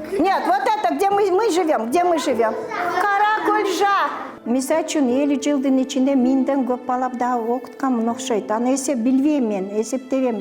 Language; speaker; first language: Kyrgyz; non-native, local second language; Russian